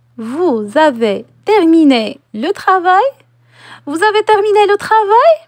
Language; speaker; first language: French; non-native, local second language; Arabic